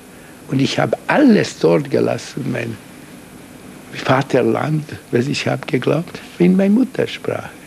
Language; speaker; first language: German; non-native, fluent; Hungarian